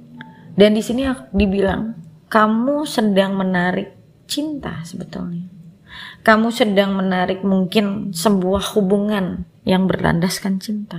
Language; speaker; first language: Indonesian; native; Indonesian